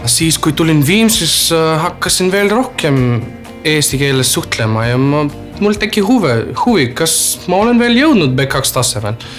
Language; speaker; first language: Estonian; non-native, fluent; Macedonian